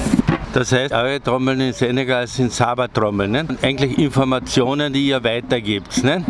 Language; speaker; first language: German; native; German